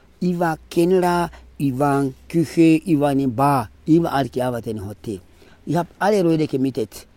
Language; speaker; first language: German; non-native, local second language; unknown